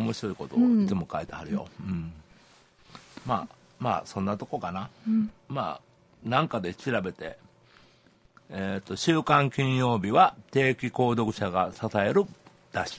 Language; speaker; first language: Japanese; native; Japanese